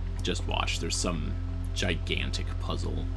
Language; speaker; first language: English; native; English